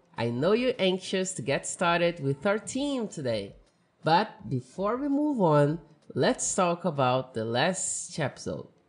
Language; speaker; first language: English; non-native, fluent; Portuguese